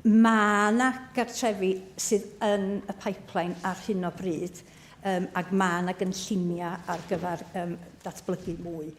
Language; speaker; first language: Welsh; native; Welsh